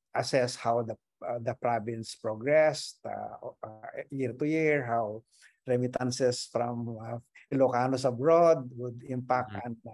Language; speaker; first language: English; non-native, local second language; Iloko